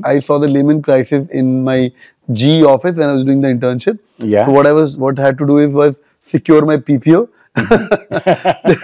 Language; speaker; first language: English; non-native, local second language; Punjabi